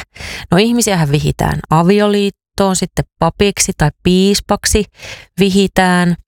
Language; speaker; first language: Finnish; native; Finnish